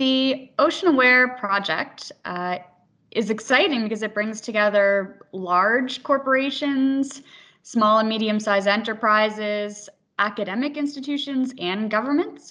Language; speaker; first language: English; native; English